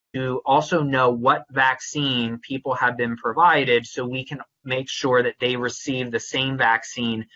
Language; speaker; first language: English; native; English